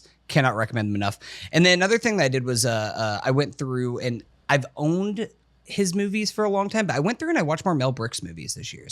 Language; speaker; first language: English; native; English